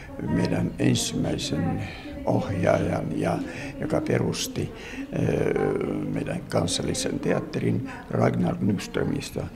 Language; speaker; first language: Finnish; non-native, local second language; Russian